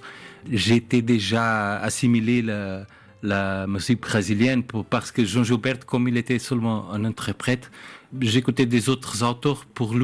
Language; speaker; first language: French; non-native, fluent; Portuguese